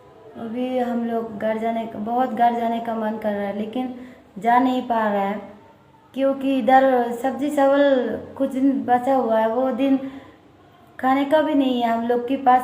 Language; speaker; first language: Hindi; non-native, local second language; Chakma